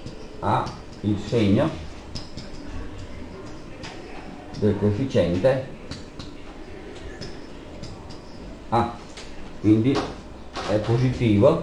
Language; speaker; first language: Italian; native; Italian